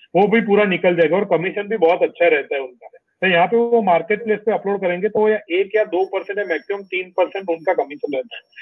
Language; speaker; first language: Hindi; non-native, local second language; Gujarati